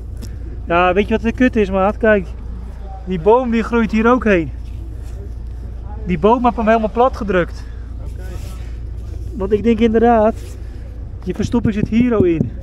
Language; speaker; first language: Dutch; native; Dutch